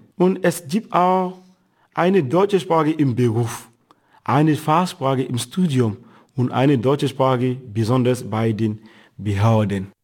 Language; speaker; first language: German; non-native, fluent; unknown